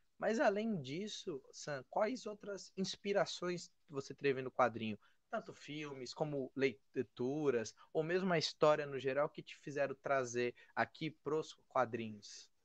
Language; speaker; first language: Portuguese; native; Portuguese